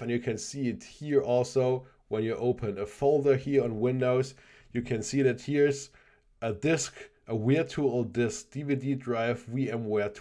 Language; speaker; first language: English; non-native, fluent; German